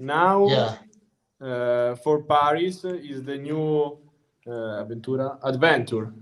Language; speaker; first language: English; non-native, learner; Italian